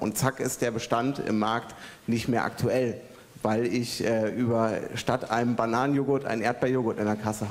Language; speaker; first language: German; native; German